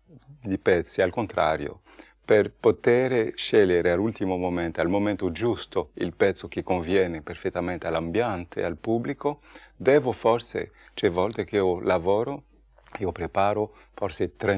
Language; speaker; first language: Italian; non-native, fluent; French